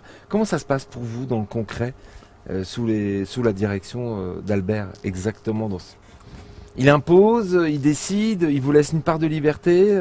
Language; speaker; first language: French; native; French